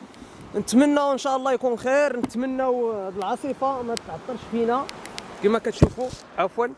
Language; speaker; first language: Arabic; native; Arabic